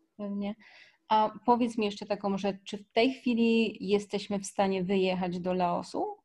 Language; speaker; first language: Polish; native; Polish